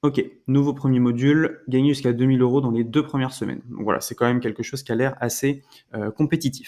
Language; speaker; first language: French; native; French